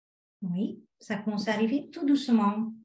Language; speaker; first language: French; native; French